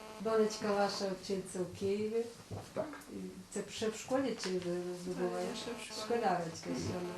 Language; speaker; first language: Ukrainian; native; Ukrainian